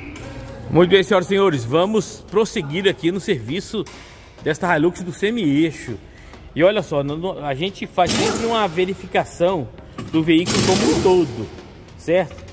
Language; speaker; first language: Portuguese; native; Portuguese